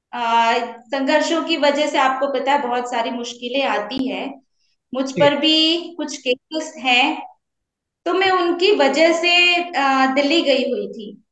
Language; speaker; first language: Hindi; native; Hindi